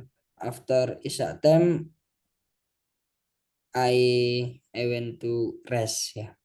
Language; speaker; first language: English; non-native, learner; Indonesian